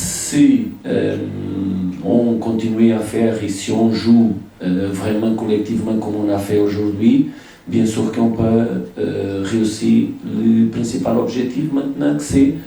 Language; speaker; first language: French; non-native, fluent; Portuguese